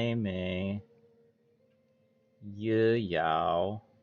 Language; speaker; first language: Chinese; non-native, learner; English